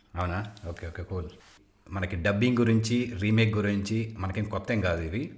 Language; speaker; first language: Telugu; native; Telugu